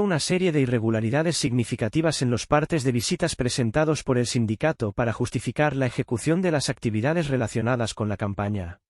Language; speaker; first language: Spanish; native; Spanish